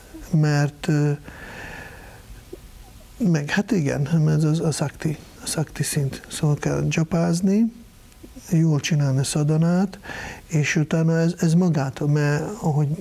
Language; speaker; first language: Hungarian; non-native, fluent; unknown